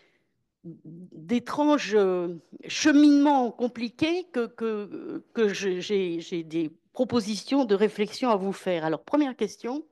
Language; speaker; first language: French; native; French